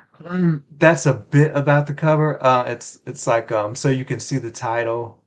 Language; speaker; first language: English; native; English